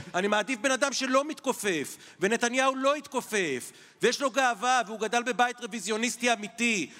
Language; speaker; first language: Hebrew; native; Hebrew